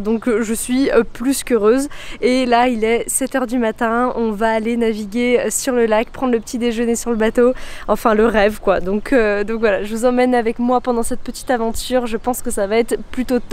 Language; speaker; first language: French; native; French